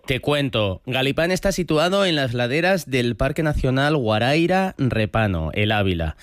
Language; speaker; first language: Spanish; native; Spanish